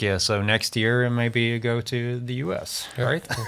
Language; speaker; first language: English; non-native, fluent; Swedish